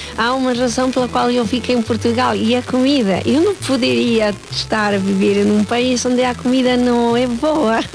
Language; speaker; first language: Portuguese; non-native, fluent; Spanish